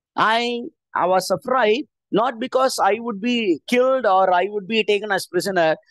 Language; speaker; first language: English; non-native, local second language; Tamil